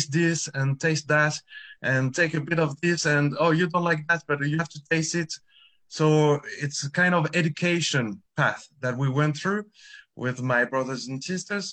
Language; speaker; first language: English; non-native, fluent; French